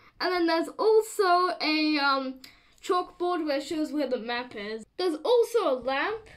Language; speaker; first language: English; native; English